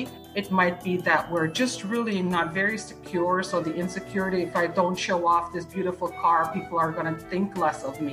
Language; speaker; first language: English; non-native, fluent; Dutch